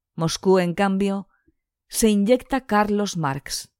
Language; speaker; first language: Spanish; non-native, local second language; Basque